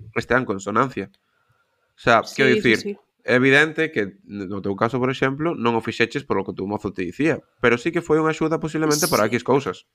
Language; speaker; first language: Galician; non-native, local second language; Spanish